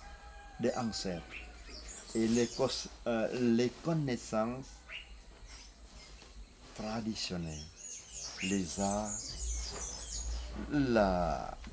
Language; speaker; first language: French; non-native, fluent; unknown